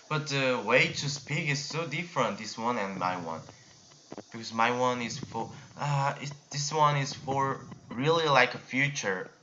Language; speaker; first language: English; non-native, learner; Korean